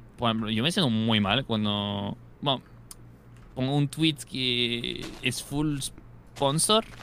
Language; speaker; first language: Spanish; non-native, fluent; French